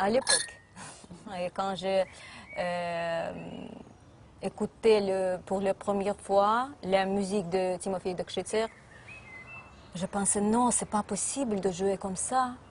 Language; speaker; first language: French; non-native, fluent; Russian